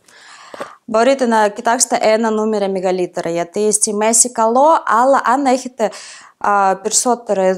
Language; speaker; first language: Greek; non-native, fluent; Ukrainian